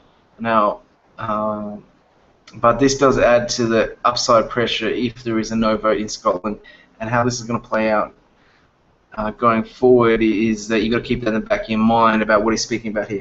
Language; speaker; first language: English; native; English